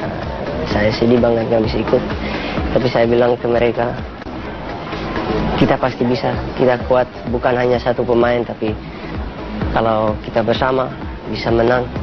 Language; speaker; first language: Indonesian; non-native, learner; Dutch